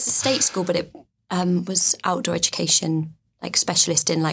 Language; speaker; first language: English; native; English